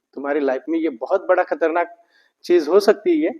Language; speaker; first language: Hindi; non-native, local second language; Marathi